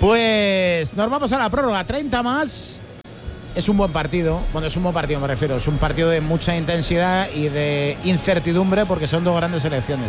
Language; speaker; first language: Spanish; native; Spanish